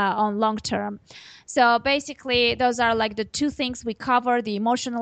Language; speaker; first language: English; non-native, fluent; Armenian